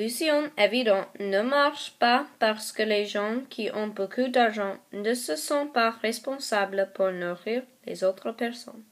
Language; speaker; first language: French; non-native, learner; English